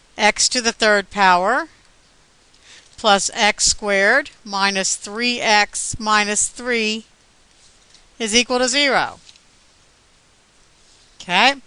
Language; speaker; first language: English; native; English